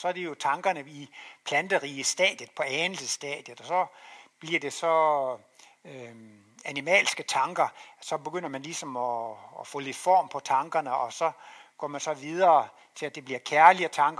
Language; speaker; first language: Danish; native; Danish